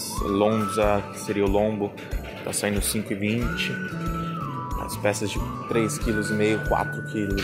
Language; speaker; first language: Portuguese; native; Portuguese